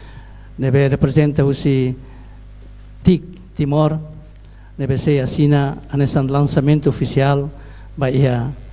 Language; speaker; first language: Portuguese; non-native, local second language; Tetum